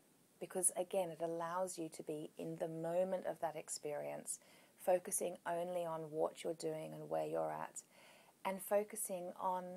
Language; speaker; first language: English; native; English